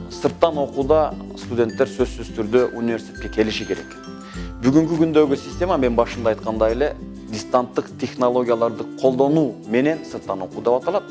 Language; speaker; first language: Kyrgyz; native; Kyrgyz